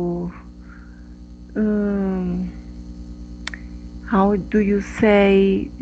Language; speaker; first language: English; non-native, learner; Spanish